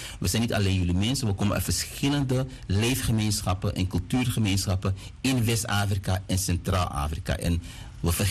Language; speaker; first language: Dutch; native; Dutch